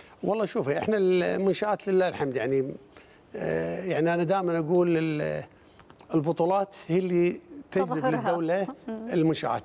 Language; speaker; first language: Arabic; native; Arabic